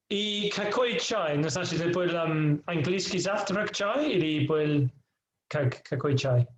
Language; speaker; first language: Russian; non-native, learner; English